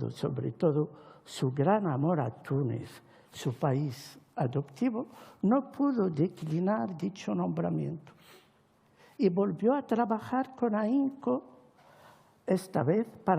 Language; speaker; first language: Spanish; non-native, fluent; Arabic